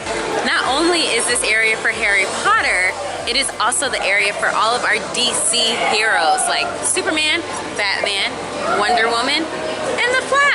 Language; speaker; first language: English; native; English